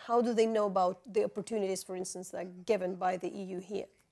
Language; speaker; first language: English; non-native, fluent; Ukrainian